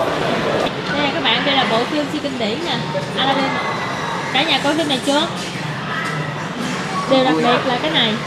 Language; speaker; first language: Vietnamese; native; Vietnamese